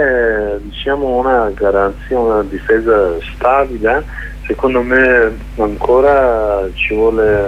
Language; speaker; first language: Italian; non-native, learner; Kurdish